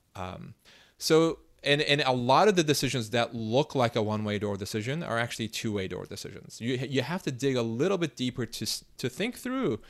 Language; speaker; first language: English; non-native, fluent; Turkish